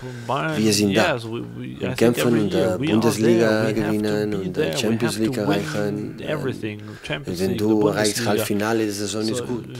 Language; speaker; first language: German; non-native, learner; Catalan